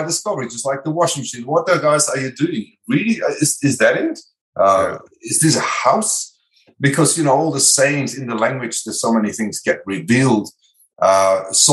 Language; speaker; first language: English; non-native, fluent; Dutch